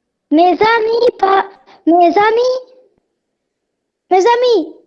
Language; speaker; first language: French; non-native, learner; Arabic